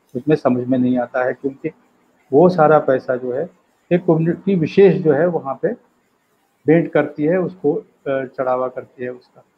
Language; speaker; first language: Hindi; native; Hindi